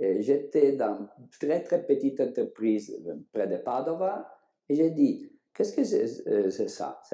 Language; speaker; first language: French; non-native, learner; Italian